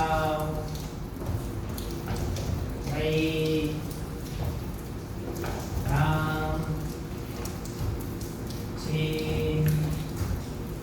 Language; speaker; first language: Vietnamese; non-native, fluent; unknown